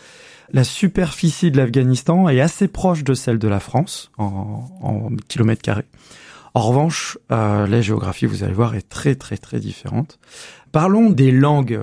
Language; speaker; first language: French; native; French